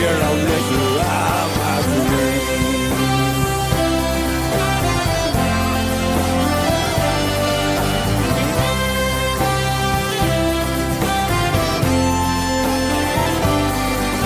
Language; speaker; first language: English; native; English